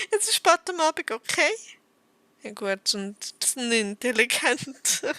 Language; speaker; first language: German; native; German